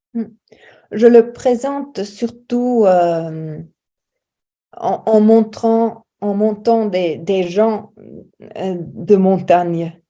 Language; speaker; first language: French; non-native, fluent; German